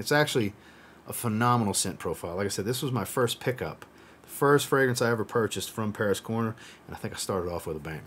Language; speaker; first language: English; native; English